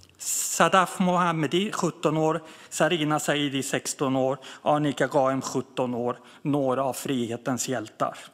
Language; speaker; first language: Swedish; early bilingual, other home language; Persian